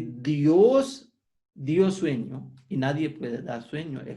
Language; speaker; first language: Spanish; non-native, fluent; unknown